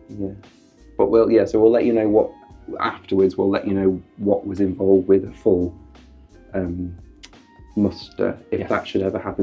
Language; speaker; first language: English; native; English